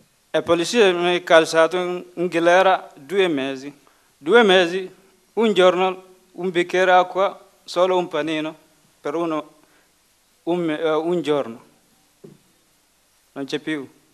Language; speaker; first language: Italian; non-native, learner; Masai